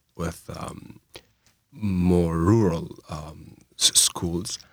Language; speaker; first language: English; non-native, fluent; Albanian